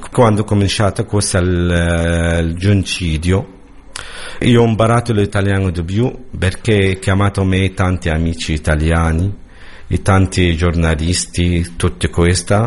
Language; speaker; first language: Italian; non-native, learner; Arabic